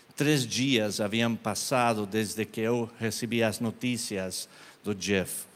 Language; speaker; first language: Portuguese; non-native, learner; Spanish